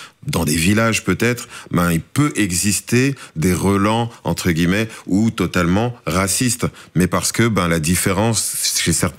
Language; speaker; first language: French; native; French